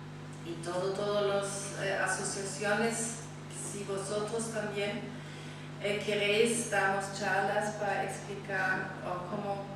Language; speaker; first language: Spanish; non-native, fluent; German